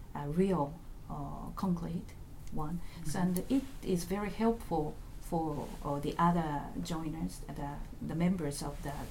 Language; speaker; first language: English; non-native, learner; Japanese